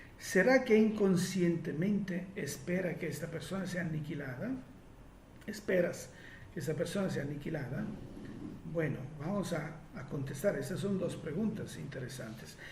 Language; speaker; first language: Spanish; non-native, fluent; Italian